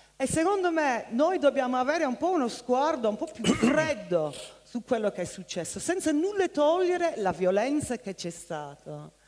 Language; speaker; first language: Italian; non-native, fluent; English